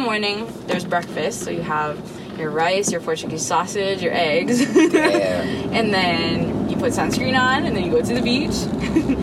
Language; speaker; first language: English; native; English